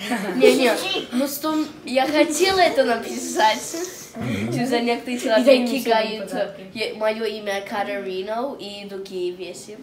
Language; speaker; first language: Russian; early bilingual, heritage; Russian